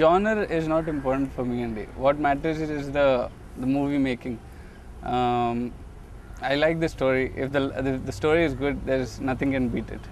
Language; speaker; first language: English; non-native, local second language; Telugu